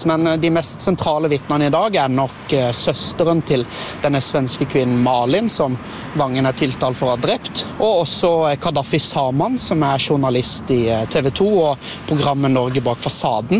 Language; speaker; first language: Norwegian; native; Norwegian